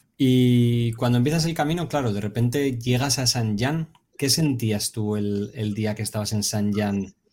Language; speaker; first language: Spanish; native; Spanish